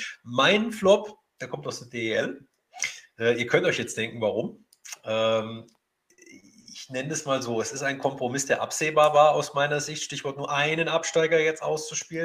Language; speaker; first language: German; native; German